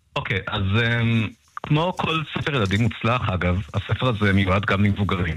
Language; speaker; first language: Hebrew; early bilingual, other home language; Russian